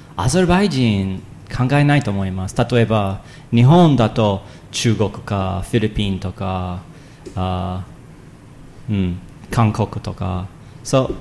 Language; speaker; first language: Japanese; non-native, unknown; English